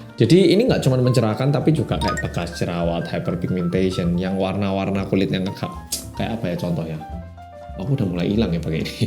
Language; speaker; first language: Indonesian; non-native, fluent; Korean